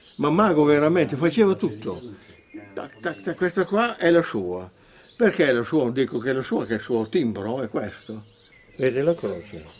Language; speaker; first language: Italian; native; Italian